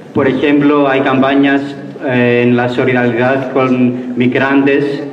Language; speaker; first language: Spanish; non-native, learner; Greek